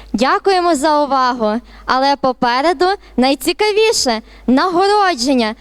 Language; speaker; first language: Ukrainian; native; Ukrainian